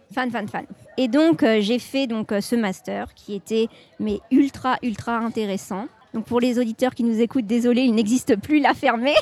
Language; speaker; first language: French; native; French